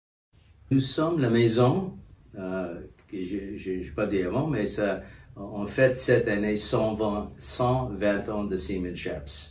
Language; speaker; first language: French; non-native, fluent; English